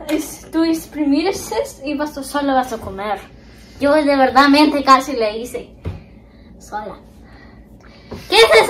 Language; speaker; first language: Spanish; early bilingual, heritage; Spanish